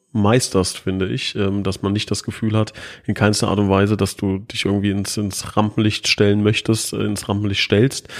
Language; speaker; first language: German; native; German